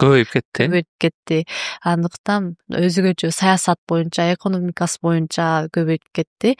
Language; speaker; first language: Kyrgyz; non-native, learner; Japanese